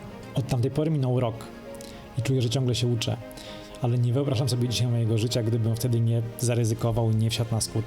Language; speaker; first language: Polish; native; Polish